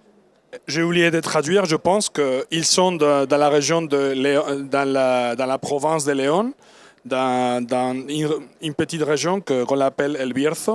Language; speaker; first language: French; non-native, learner; Spanish